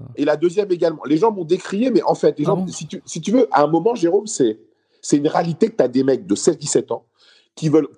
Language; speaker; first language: French; native; French